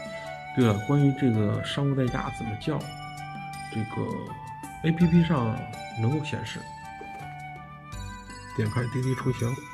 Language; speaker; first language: Chinese; native; Chinese